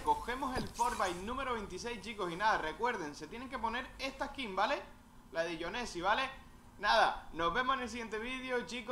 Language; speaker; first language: Spanish; native; Spanish